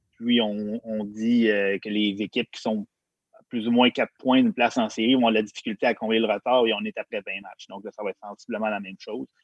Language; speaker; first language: French; native; French